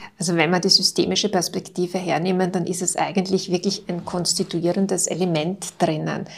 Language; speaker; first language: German; native; German